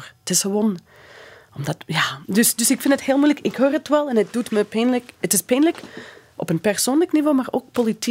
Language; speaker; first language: Dutch; non-native, fluent; English